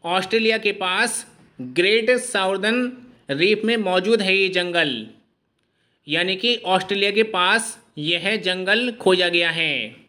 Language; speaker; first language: Hindi; native; Hindi